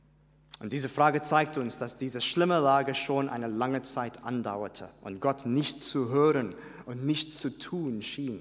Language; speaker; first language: German; non-native, fluent; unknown